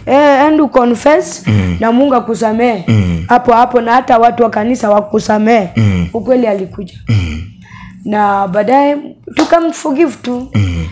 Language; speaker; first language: Swahili; non-native, local second language; Luo (Kenya and Tanzania)